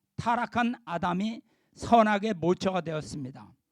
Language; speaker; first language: Korean; native; Korean